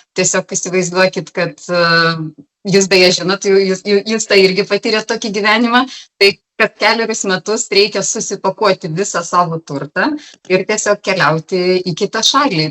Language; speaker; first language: Lithuanian; non-native, local second language; Polish